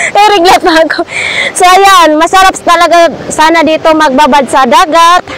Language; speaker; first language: Filipino; non-native, local second language; Masbatenyo